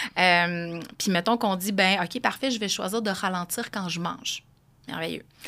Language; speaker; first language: French; native; French